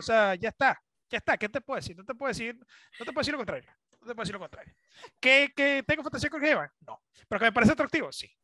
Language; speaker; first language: Spanish; native; Spanish